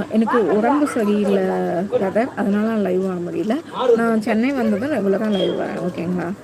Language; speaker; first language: Tamil; non-native, local second language; Telugu